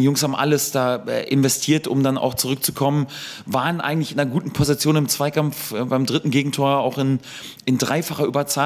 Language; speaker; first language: German; native; German